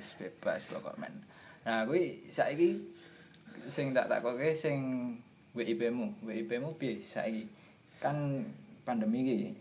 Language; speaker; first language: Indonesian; non-native, local second language; Javanese